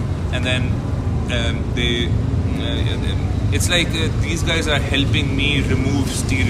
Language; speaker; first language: English; non-native, local second language; Urdu